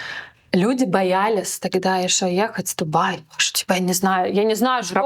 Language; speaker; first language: Russian; non-native, local second language; Latvian